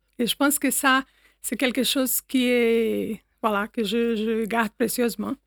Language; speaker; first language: French; non-native, fluent; Portuguese